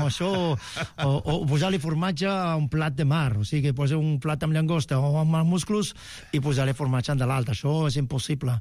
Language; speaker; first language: Catalan; non-native, fluent; Italian